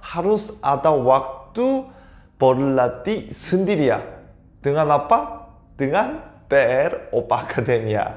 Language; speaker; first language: Indonesian; non-native, fluent; Korean